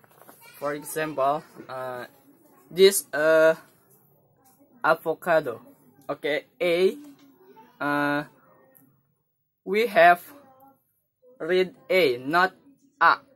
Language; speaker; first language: English; non-native, learner; Indonesian